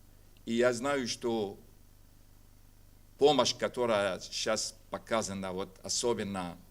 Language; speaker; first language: Russian; non-native, fluent; Arabic